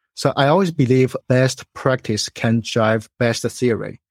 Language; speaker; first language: English; non-native, fluent; Chinese